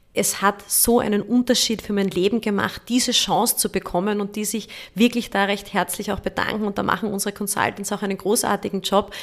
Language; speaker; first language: German; native; German